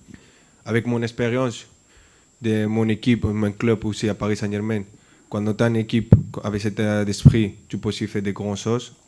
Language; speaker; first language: French; non-native, fluent; Spanish